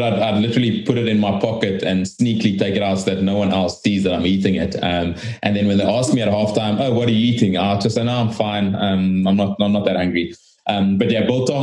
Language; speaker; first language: English; native; English